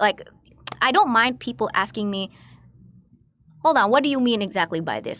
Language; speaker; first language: English; early bilingual, other home language; Indonesian